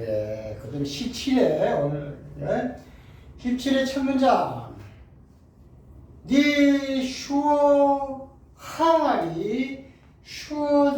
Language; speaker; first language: Korean; native; Korean